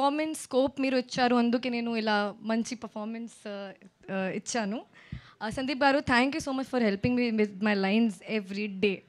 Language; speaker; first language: Telugu; non-native, learner; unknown